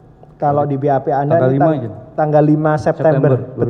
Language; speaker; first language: Indonesian; native; Indonesian